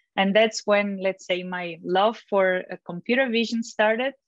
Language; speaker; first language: English; non-native, fluent; Catalan